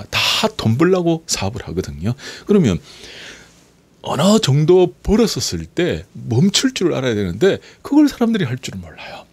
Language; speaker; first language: Korean; native; Korean